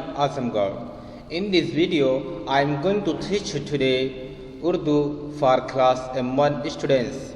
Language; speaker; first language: English; non-native, local second language; Urdu